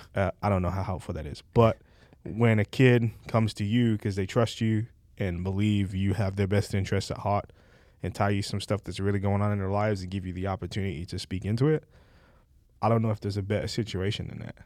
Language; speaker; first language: English; native; English